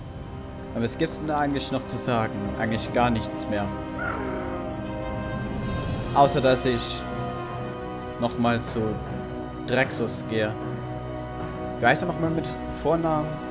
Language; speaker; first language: German; native; German